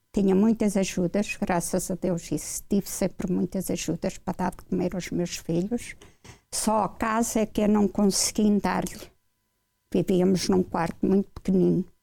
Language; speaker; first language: Portuguese; native; Portuguese